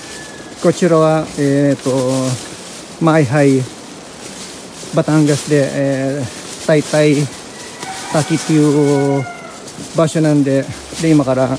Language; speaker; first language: Japanese; non-native, fluent; Filipino